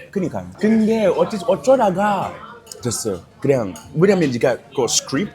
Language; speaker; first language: Korean; non-native, fluent; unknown